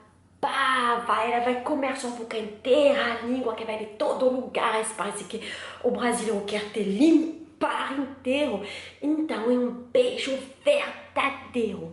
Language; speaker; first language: Portuguese; non-native, learner; French